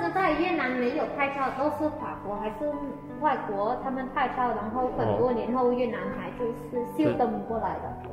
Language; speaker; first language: Chinese; non-native, learner; Vietnamese